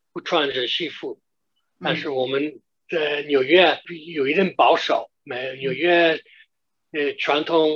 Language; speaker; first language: Chinese; non-native, fluent; English